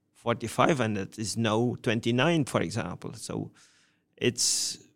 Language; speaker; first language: English; non-native, fluent; Dutch